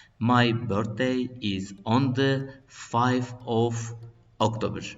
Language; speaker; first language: English; non-native, learner; Turkish